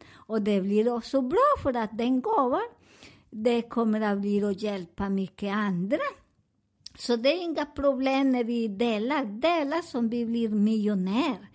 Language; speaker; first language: Swedish; non-native, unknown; Spanish